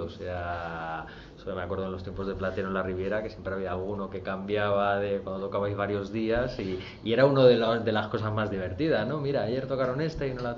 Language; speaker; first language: Spanish; native; Spanish